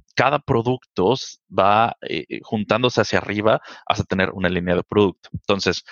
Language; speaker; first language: Spanish; native; Spanish